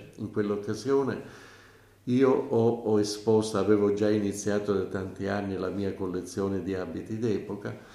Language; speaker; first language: Italian; native; Italian